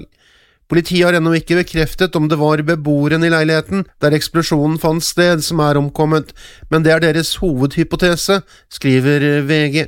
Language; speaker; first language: Norwegian; native; Norwegian